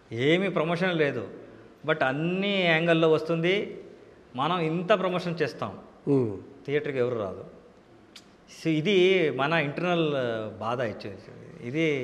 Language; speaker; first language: Telugu; non-native, local second language; Kannada